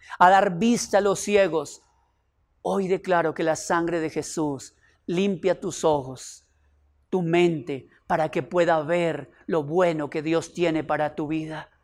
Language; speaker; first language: Spanish; native; Spanish